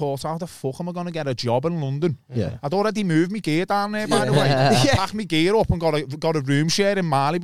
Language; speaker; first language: English; native; English